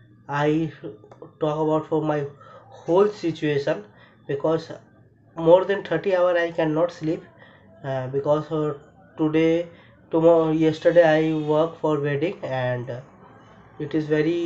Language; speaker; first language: English; non-native, learner; Bangla